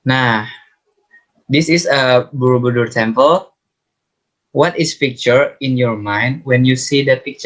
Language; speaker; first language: English; non-native, learner; Indonesian